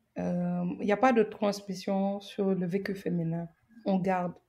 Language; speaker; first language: French; non-native, local second language; Wolof